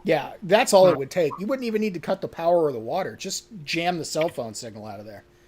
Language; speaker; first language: English; native; English